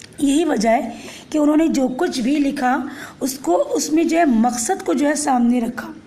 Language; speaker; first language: Urdu; native; Urdu